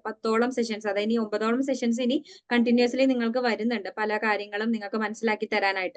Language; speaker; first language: Malayalam; native; Malayalam